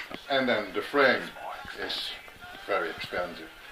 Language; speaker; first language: English; non-native, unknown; Dutch